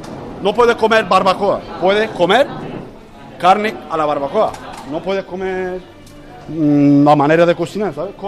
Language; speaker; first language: Spanish; non-native, learner; Turkish